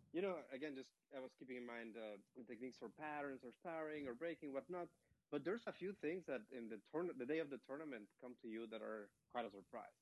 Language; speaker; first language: English; non-native, fluent; Spanish